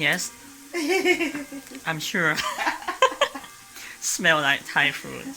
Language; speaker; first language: English; non-native, learner; Thai